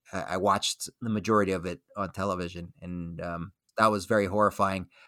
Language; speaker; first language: English; early bilingual, other home language; Spanish